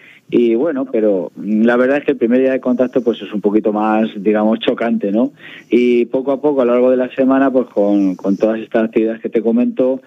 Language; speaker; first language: Spanish; native; Spanish